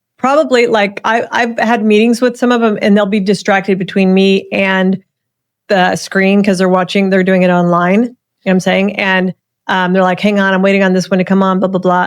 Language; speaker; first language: English; native; English